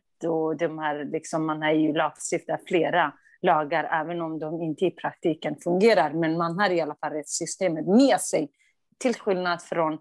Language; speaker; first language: Swedish; non-native, fluent; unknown